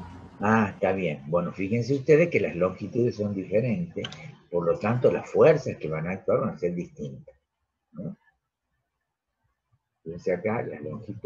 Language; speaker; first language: Spanish; native; Spanish